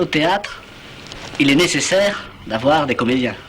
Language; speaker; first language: French; native; French